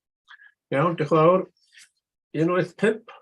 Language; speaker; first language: Welsh; native; Welsh